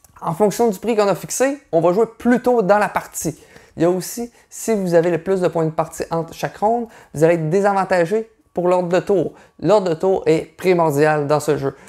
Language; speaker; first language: French; native; French